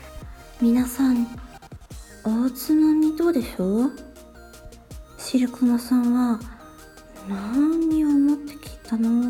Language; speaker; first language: Japanese; non-native, learner; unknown